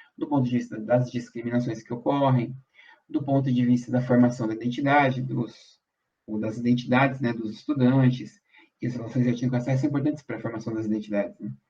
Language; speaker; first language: Portuguese; native; Portuguese